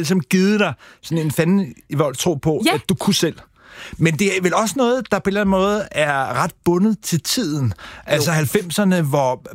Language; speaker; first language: Danish; native; Danish